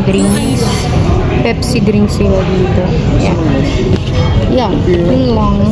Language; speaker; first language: Filipino; native; Filipino